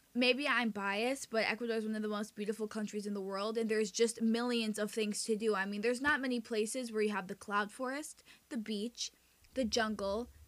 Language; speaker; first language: English; early bilingual, other home language; Spanish